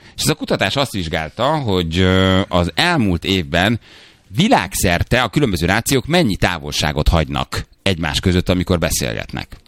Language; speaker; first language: Hungarian; native; Hungarian